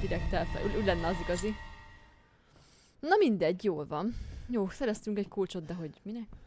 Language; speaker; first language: Hungarian; native; Hungarian